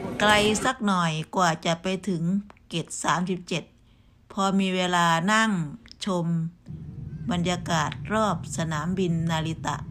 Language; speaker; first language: Thai; native; Thai